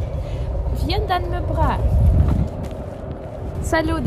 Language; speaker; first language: French; non-native, learner; Russian